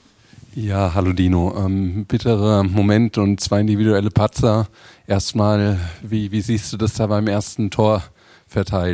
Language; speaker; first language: German; native; German